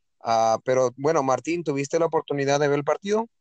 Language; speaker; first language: Spanish; native; Spanish